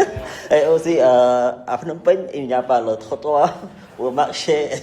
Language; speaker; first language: French; non-native, learner; Khmer